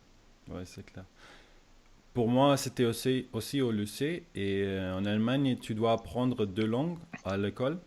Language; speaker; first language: French; non-native, fluent; German